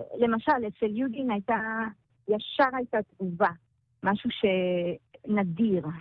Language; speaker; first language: Hebrew; non-native, fluent; French